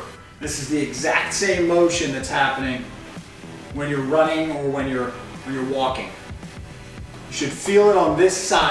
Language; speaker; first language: English; native; English